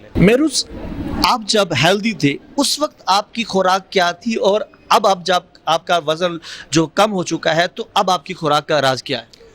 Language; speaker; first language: Urdu; native; Urdu